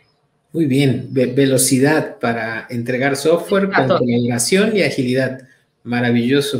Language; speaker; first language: Spanish; native; Spanish